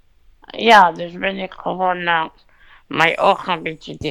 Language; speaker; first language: Dutch; non-native, fluent; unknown